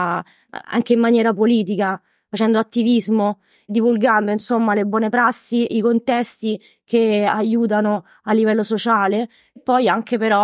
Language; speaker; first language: Italian; native; Italian